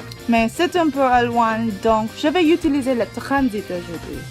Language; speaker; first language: French; non-native, learner; English